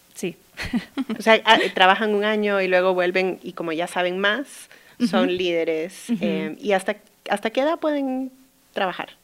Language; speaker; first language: Spanish; native; Spanish